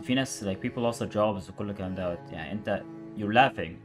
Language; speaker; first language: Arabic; native; Arabic